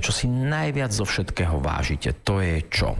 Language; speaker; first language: Slovak; native; Slovak